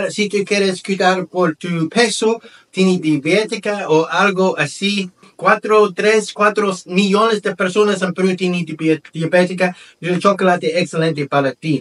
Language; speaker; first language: Spanish; non-native, learner; English